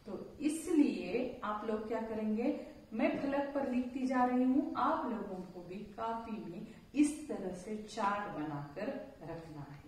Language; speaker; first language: Hindi; non-native, local second language; Marathi